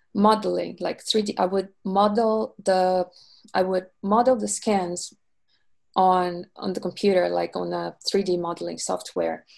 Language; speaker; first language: English; non-native, fluent; Portuguese